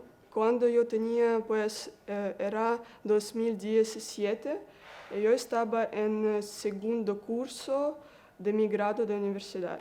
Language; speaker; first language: Spanish; non-native, learner; Russian